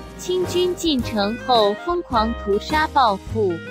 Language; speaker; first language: Chinese; native; Chinese